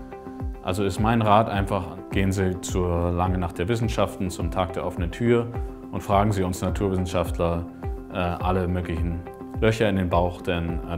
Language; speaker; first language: German; native; German